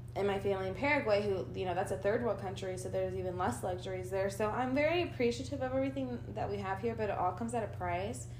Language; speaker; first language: English; early bilingual, other home language; Spanish